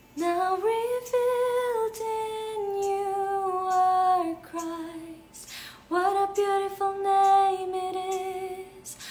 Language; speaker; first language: English; non-native, local second language; Filipino